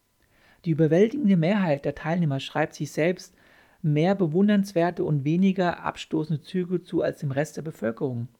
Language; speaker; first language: German; native; German